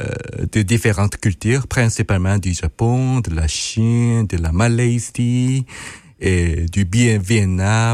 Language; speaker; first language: French; non-native, fluent; Korean